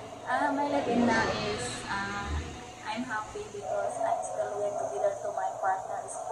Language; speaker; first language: English; non-native, learner; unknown